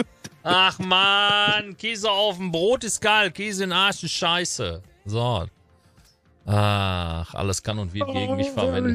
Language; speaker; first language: German; native; German